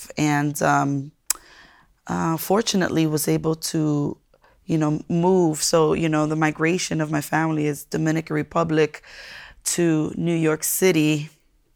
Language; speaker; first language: English; early bilingual, other home language; Spanish